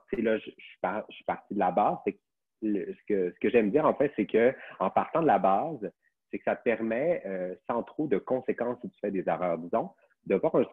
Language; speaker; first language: French; native; French